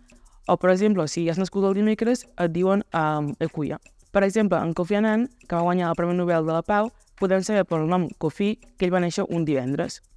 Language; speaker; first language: Catalan; non-native, learner; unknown